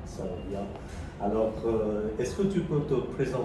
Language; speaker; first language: French; non-native, fluent; Bangla